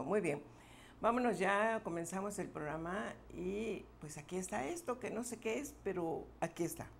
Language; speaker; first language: Spanish; native; Spanish